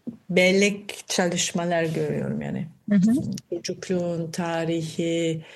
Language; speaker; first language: Turkish; non-native, fluent; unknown